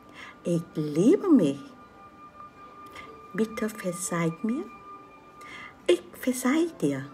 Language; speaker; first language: German; non-native, learner; Vietnamese